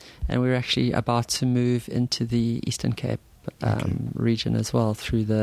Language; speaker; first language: English; native; English